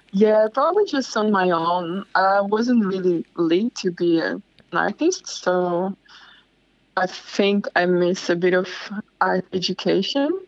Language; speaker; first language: English; non-native, fluent; Slovak